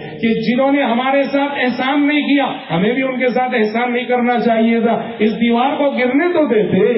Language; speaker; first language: Urdu; native; Urdu